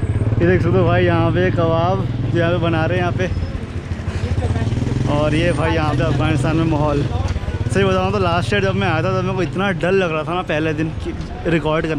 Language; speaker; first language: Hindi; native; Hindi